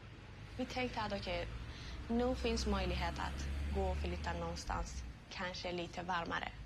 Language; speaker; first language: Swedish; non-native, learner; Persian